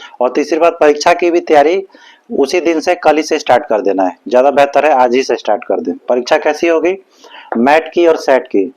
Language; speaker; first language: Hindi; native; Hindi